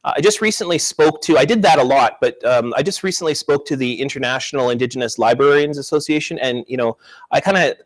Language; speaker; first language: English; native; English